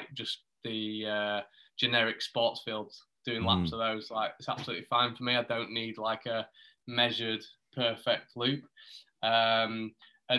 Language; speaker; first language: English; native; English